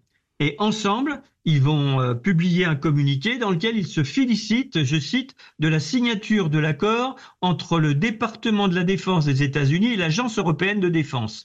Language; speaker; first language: French; native; French